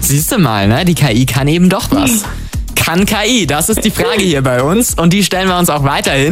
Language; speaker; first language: German; native; German